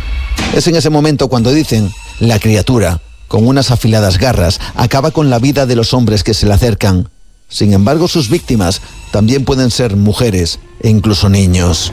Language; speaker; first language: Spanish; native; Spanish